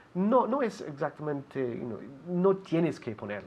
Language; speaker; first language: Spanish; non-native, fluent; English